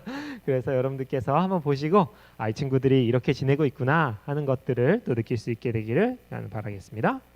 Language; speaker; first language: Korean; native; Korean